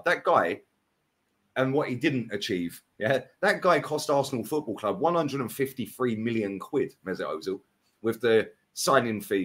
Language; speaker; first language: English; native; English